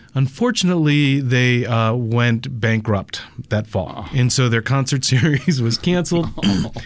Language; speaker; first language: English; native; English